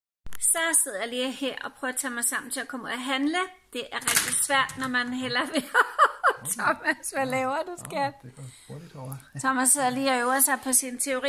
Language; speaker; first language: Danish; native; Danish